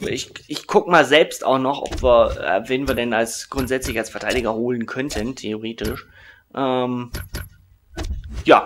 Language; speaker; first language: German; native; German